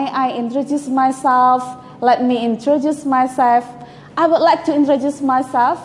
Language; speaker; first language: English; non-native, fluent; Indonesian